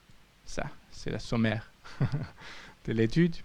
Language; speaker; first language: French; non-native, fluent; German